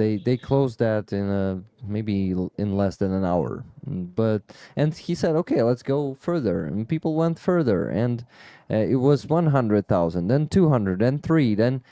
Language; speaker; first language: English; non-native, fluent; Ukrainian